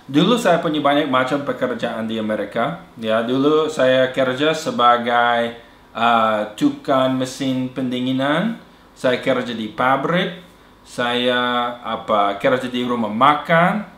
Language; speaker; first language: Indonesian; non-native, fluent; English